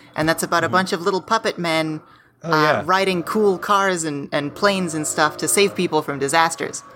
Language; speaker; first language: English; native; English